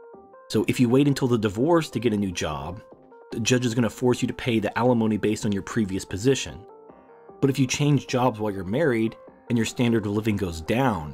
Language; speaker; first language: English; native; English